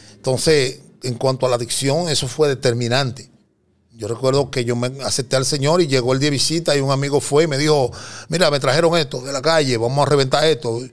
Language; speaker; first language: Spanish; native; Spanish